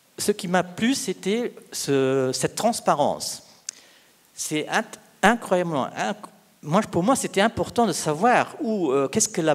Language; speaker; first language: French; non-native, local second language; Luxembourgish